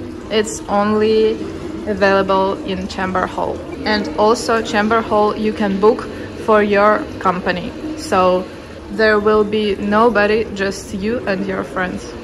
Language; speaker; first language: English; non-native, fluent; Russian